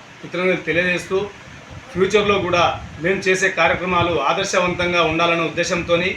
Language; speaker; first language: Telugu; non-native, local second language; Lambadi